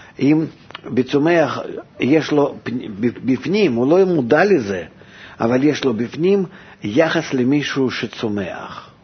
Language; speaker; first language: Hebrew; non-native, fluent; Russian